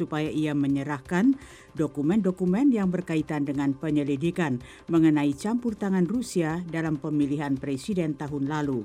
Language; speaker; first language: Indonesian; native; Indonesian